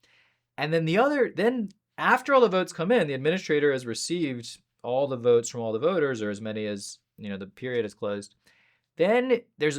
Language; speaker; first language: English; native; English